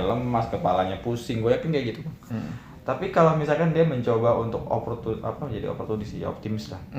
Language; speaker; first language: Indonesian; native; Indonesian